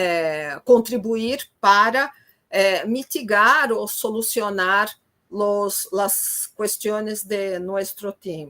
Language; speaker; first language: Spanish; non-native, fluent; Portuguese